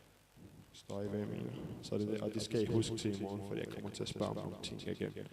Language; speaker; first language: Danish; early bilingual, other home language; Arabic